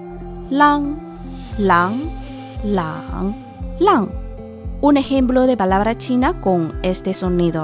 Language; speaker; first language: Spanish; non-native, fluent; Chinese